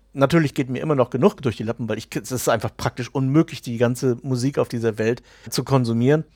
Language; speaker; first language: German; native; German